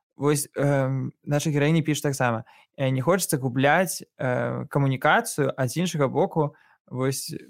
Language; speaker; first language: Belarusian; non-native, local second language; Russian